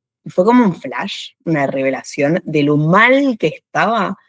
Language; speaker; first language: Spanish; non-native, fluent; French